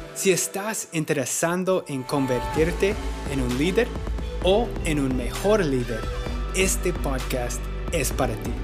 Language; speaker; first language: Spanish; non-native, fluent; English